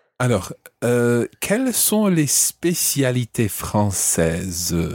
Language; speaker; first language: French; non-native, fluent; English